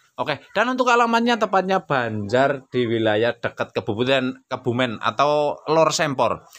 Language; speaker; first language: Indonesian; native; Indonesian